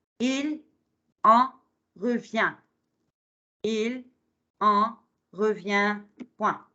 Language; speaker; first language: French; non-native, fluent; Arabic